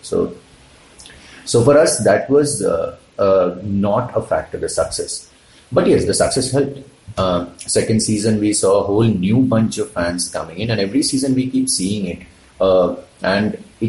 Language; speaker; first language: English; non-native, local second language; Malayalam